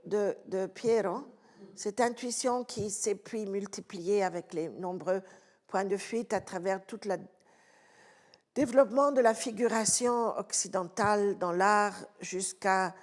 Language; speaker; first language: French; non-native, fluent; Italian